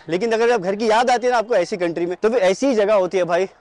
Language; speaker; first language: Hindi; non-native, local second language; Urdu